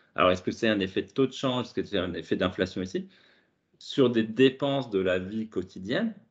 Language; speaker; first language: French; native; French